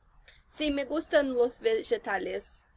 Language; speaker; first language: Spanish; non-native, learner; English